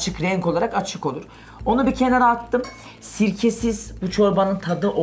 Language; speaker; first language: Turkish; native; Turkish